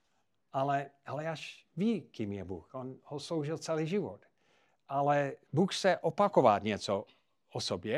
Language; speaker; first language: Czech; non-native, fluent; English